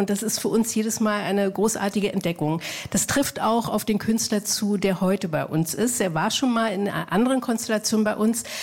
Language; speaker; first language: German; native; German